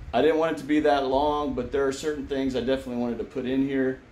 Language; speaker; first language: English; native; English